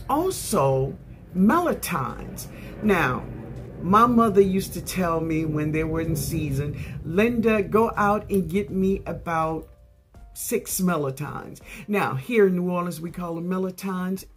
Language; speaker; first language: English; native; English